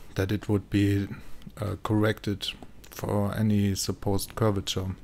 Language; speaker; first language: English; non-native, fluent; German